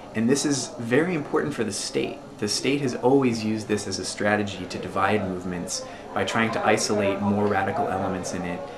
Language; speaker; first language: English; native; English